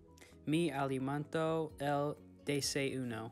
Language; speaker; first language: Spanish; non-native, learner; English